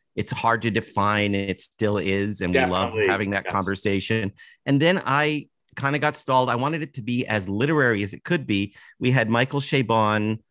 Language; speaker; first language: English; native; English